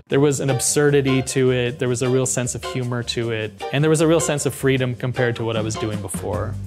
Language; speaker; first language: English; native; English